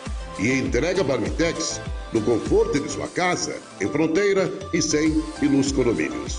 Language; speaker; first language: Portuguese; native; Portuguese